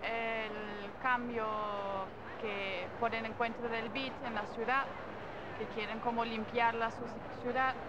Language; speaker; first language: Spanish; non-native, fluent; German